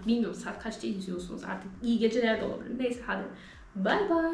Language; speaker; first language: Turkish; early bilingual, heritage; Turkish